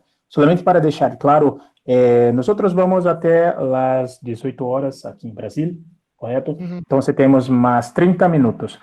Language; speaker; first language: Spanish; non-native, fluent; Portuguese